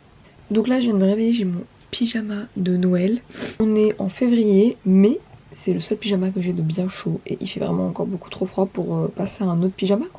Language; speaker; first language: French; native; French